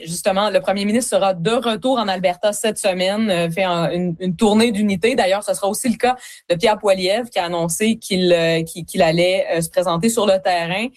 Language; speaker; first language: French; native; French